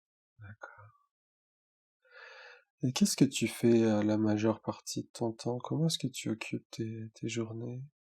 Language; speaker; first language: French; native; French